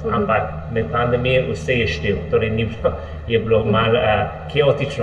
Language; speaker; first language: Slovenian; non-native, fluent; English